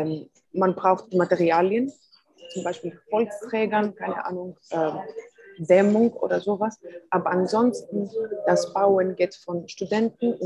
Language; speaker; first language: German; non-native, fluent; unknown